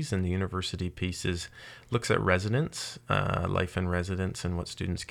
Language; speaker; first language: English; native; English